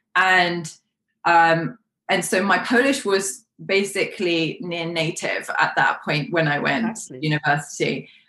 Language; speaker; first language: English; non-native, local second language; Polish